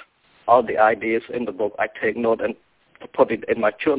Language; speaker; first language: English; non-native, fluent; Khmer